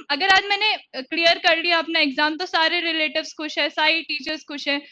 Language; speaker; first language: Hindi; native; Hindi